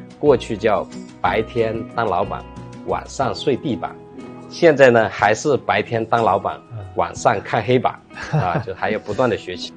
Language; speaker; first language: Chinese; native; Chinese